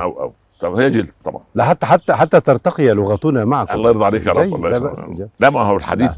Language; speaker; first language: Arabic; native; Arabic